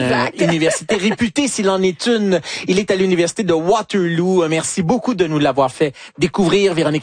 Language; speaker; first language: French; native; French